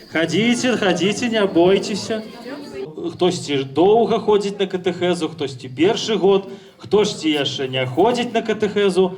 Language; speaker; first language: Belarusian; non-native, local second language; Russian